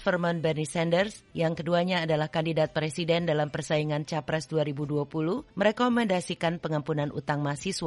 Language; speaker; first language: Indonesian; native; Indonesian